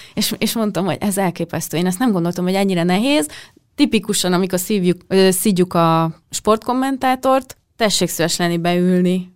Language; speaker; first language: Hungarian; native; Hungarian